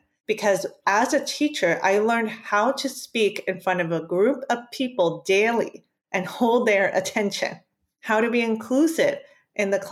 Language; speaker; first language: English; early bilingual, other home language; Spanish